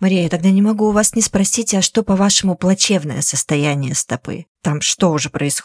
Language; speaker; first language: Russian; native; Russian